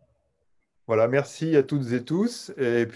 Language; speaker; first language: French; native; French